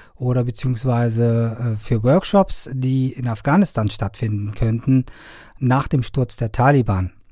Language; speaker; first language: German; non-native, fluent; Persian